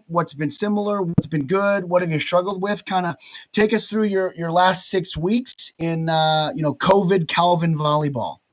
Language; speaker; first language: English; native; English